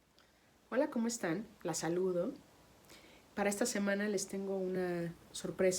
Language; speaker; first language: Spanish; native; Spanish